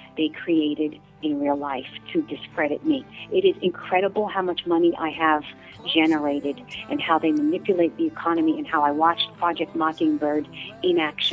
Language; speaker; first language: English; native; English